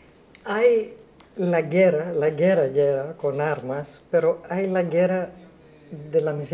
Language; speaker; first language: Spanish; non-native, learner; Greek